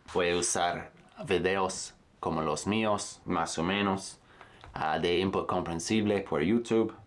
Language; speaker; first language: Spanish; non-native, fluent; English